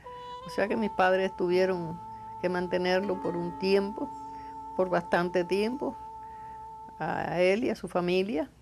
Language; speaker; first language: Spanish; native; Spanish